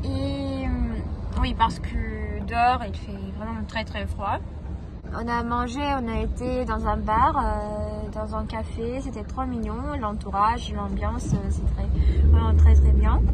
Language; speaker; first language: French; non-native, fluent; Russian